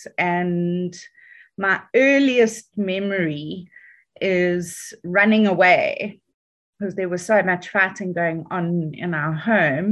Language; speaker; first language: English; native; English